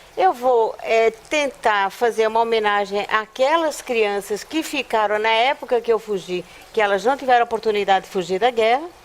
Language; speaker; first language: Portuguese; native; Portuguese